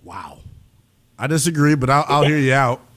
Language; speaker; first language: English; native; English